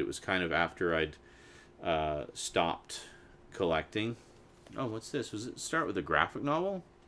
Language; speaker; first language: English; native; English